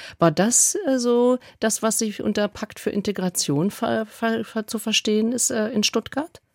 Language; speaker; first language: German; native; German